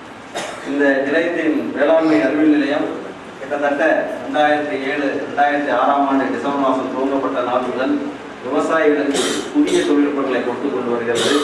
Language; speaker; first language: Tamil; native; Tamil